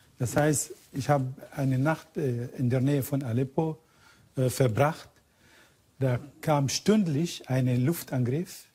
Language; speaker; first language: German; non-native, fluent; Arabic